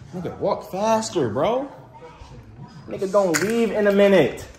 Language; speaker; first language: English; native; English